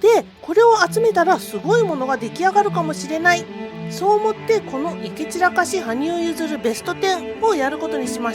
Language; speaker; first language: Japanese; native; Japanese